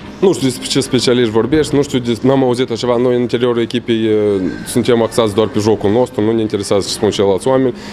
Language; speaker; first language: Romanian; native; Romanian